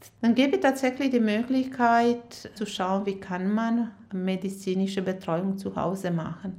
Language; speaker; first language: German; non-native, fluent; Romanian